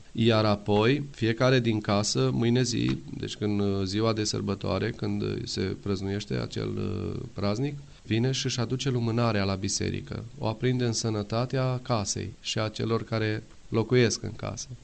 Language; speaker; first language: Romanian; non-native, local second language; Serbian